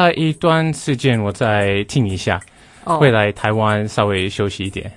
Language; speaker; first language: Chinese; non-native, fluent; English